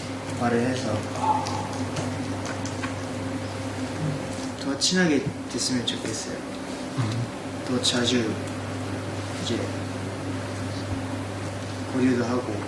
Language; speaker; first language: Korean; non-native, fluent; Japanese